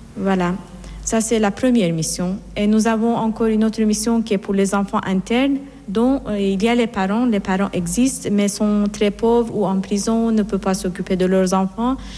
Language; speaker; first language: French; non-native, fluent; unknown